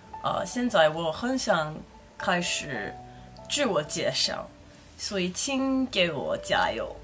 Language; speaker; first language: Chinese; non-native, learner; Icelandic